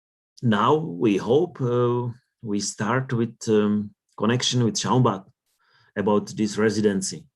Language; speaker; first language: English; non-native, learner; Czech